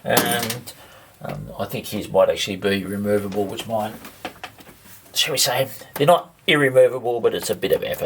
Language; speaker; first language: English; native; English